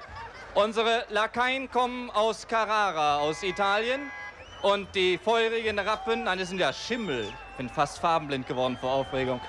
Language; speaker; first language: German; native; German